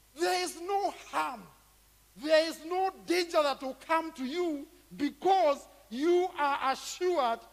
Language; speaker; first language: English; non-native, local second language; Kikuyu